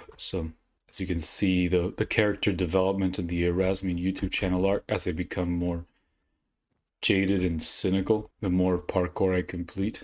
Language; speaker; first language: English; native; English